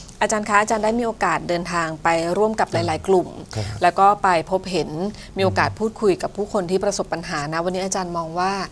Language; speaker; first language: Thai; native; Thai